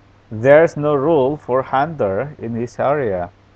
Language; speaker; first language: English; non-native, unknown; Indonesian